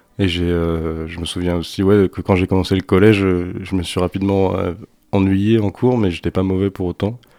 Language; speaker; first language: French; native; French